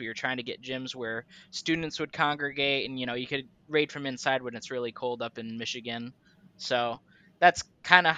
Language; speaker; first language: English; native; English